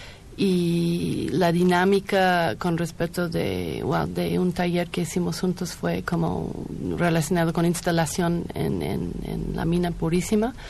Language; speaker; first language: Spanish; non-native, fluent; English